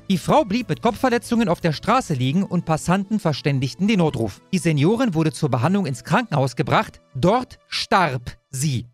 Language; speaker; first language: German; native; German